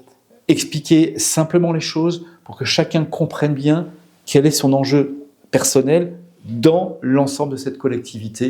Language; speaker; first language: French; native; French